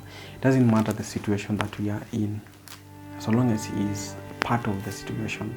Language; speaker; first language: English; non-native, local second language; Swahili